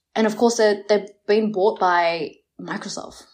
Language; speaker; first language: English; early bilingual, other home language; Vietnamese